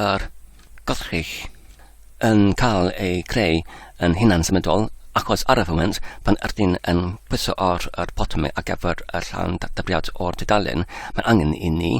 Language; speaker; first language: Welsh; non-native, fluent; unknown